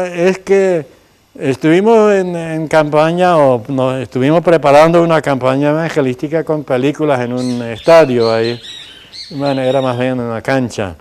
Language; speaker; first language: Spanish; non-native, local second language; Plautdietsch